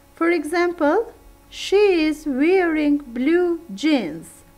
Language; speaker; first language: English; non-native, fluent; Turkish